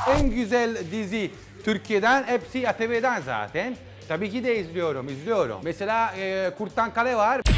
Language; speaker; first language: Turkish; non-native, learner; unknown